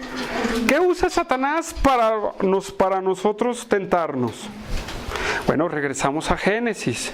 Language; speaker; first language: Spanish; native; Spanish